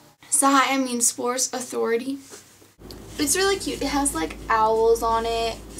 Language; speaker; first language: English; non-native, fluent; Danish